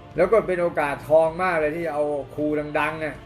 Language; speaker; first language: Thai; native; Thai